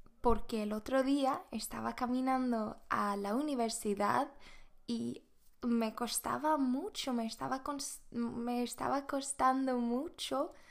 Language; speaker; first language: Spanish; non-native, fluent; Swedish